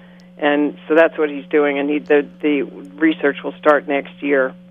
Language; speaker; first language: English; native; English